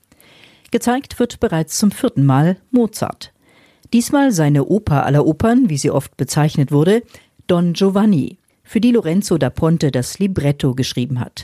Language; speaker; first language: German; native; German